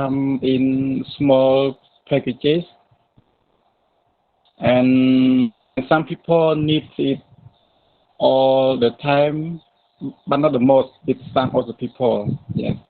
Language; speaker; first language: English; non-native, learner; Khmer